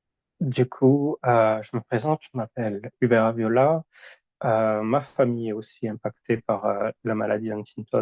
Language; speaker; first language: French; native; French